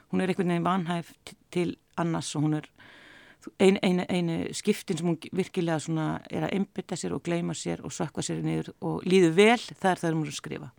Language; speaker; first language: Icelandic; native; Icelandic